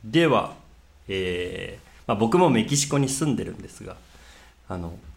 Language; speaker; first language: Japanese; native; Japanese